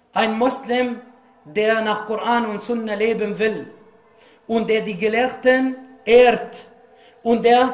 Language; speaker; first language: German; non-native, fluent; Arabic